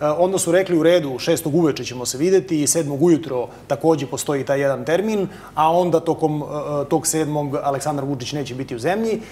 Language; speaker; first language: Serbian; native; Serbian